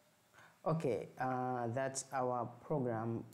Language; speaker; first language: English; non-native, fluent; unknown